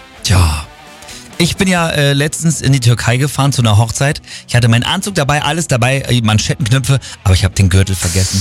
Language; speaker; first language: German; native; German